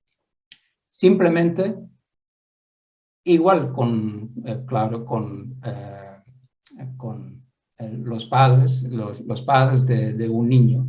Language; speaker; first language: Spanish; non-native, fluent; Dutch